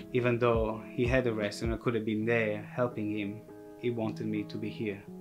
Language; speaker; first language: English; non-native, fluent; Italian